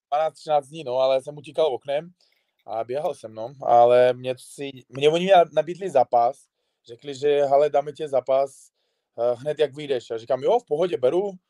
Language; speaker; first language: Czech; non-native, fluent; Uzbek